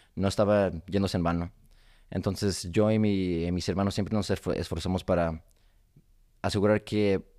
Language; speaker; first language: Spanish; early bilingual, heritage; Spanish